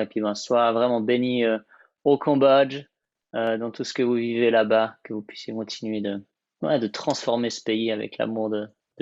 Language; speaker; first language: French; native; French